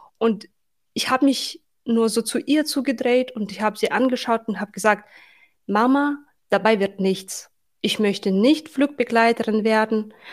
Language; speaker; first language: German; non-native, fluent; Russian